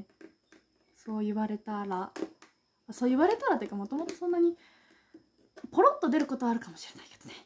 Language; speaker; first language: Japanese; native; Japanese